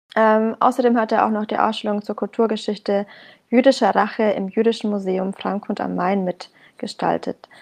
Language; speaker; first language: German; early bilingual, other home language; Arabic